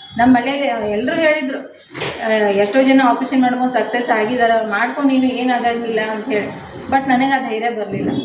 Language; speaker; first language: Kannada; native; Kannada